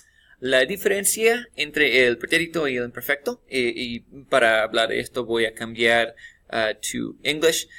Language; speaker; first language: Spanish; non-native, fluent; English